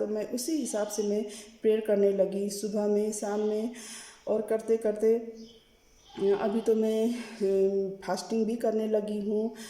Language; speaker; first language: Hindi; non-native, learner; Nepali